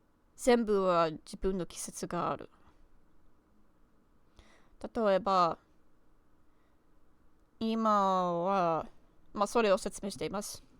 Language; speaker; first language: Japanese; non-native, learner; English